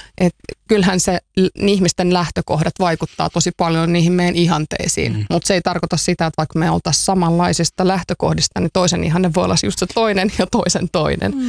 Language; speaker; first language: Finnish; native; Finnish